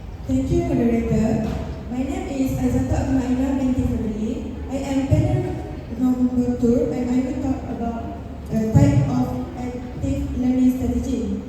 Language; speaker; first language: English; non-native, learner; Malay